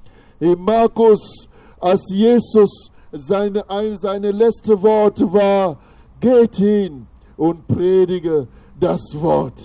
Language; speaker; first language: German; non-native, fluent; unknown